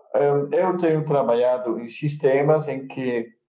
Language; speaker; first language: Portuguese; non-native, fluent; Dutch